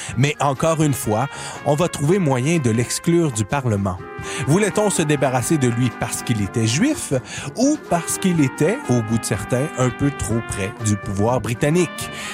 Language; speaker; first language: French; native; French